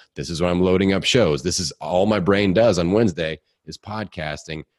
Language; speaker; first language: English; native; English